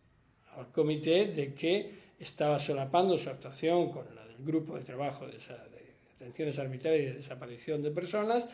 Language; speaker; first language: Spanish; native; Spanish